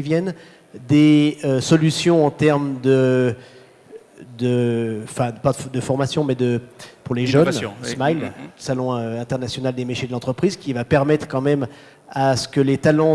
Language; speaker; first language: French; native; French